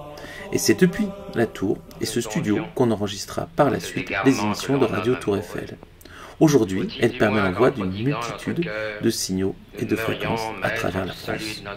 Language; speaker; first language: French; native; French